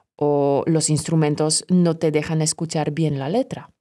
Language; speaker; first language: Spanish; non-native, fluent; Polish